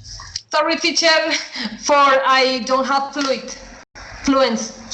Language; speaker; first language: English; non-native, learner; Spanish